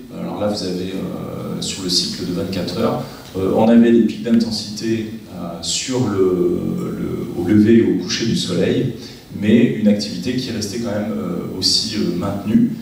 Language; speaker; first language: French; native; French